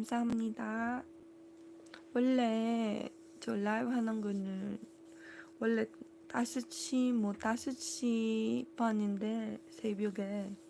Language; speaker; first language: Korean; non-native, learner; Cebuano